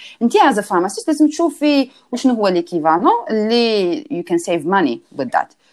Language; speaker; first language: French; non-native, local second language; Arabic